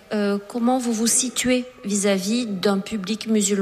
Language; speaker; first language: French; native; French